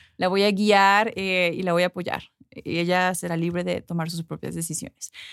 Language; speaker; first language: Spanish; early bilingual, heritage; Spanish